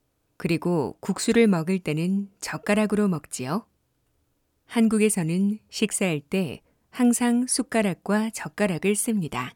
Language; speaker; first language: Korean; non-native, learner; Thai